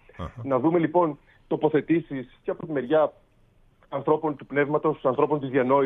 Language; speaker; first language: Greek; native; Greek